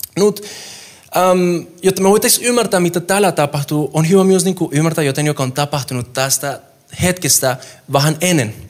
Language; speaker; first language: Finnish; non-native, fluent; Spanish